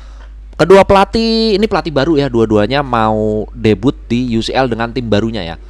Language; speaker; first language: Indonesian; native; Indonesian